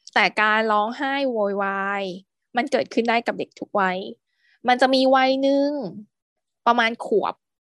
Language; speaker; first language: Thai; native; Thai